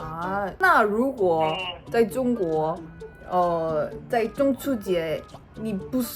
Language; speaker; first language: Chinese; non-native, learner; Korean